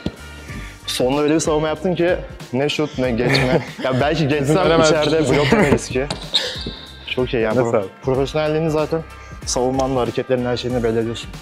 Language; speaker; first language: Turkish; native; Turkish